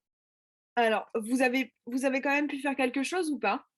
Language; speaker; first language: French; native; French